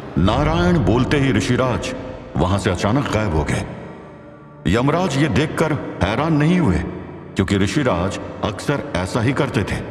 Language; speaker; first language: Hindi; native; Hindi